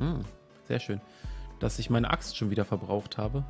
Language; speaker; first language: German; native; German